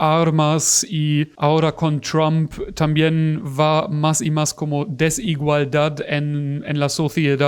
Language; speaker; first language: Spanish; non-native, fluent; German